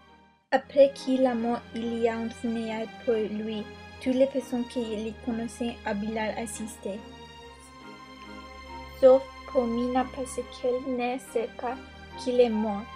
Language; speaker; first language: French; non-native, learner; English